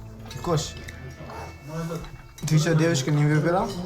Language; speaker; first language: Russian; non-native, learner; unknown